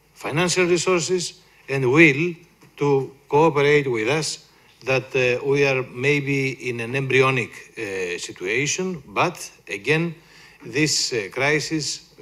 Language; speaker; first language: English; non-native, fluent; Greek